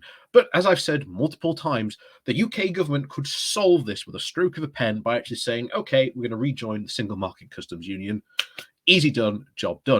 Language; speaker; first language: English; native; English